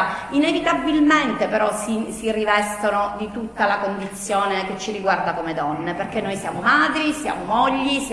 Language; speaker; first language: Italian; native; Italian